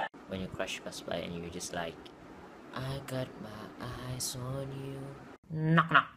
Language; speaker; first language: English; non-native, local second language; Malay